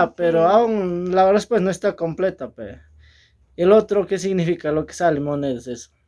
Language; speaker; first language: Spanish; native; Spanish